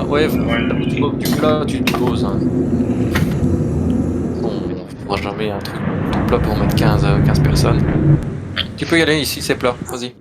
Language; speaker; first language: French; native; French